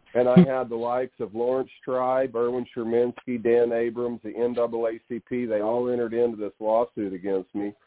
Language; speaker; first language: English; native; English